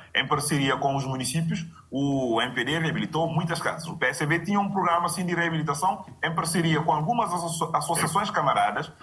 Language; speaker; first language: Portuguese; non-native, local second language; Kabuverdianu